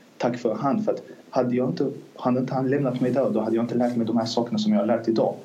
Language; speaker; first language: Swedish; early bilingual, other home language; Azerbaijani